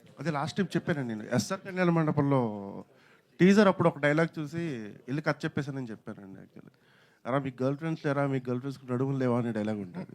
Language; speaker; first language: Telugu; native; Telugu